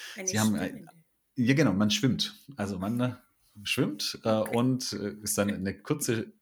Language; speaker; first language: German; native; German